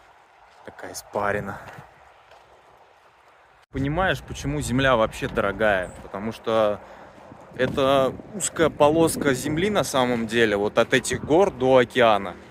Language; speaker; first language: Russian; native; Russian